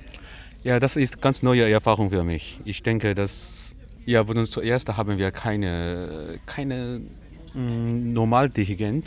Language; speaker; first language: German; non-native, learner; Chinese